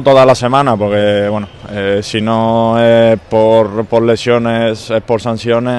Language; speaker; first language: Spanish; native; Spanish